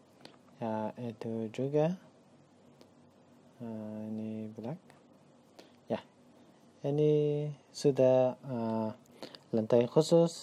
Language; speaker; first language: Indonesian; non-native, learner; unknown